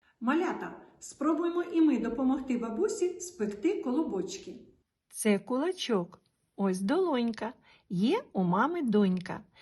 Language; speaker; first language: Ukrainian; native; Ukrainian